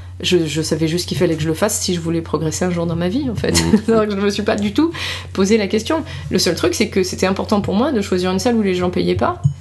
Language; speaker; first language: French; native; French